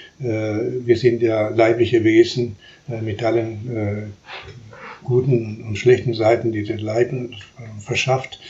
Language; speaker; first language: German; non-native, fluent; Spanish